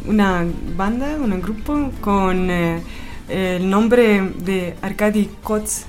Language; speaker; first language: Spanish; non-native, fluent; Russian